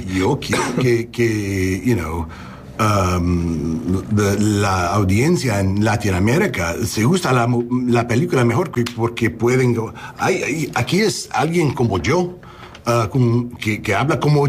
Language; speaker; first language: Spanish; early bilingual, heritage; English